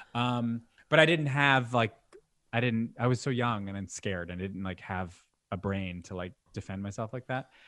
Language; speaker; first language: English; native; English